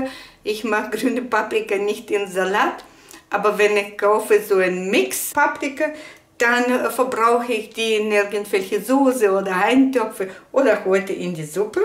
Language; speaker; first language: German; non-native, fluent; Russian